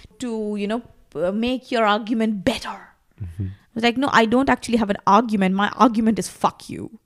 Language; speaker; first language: English; non-native, local second language; Bangla